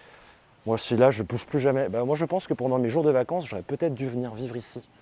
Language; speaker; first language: French; native; French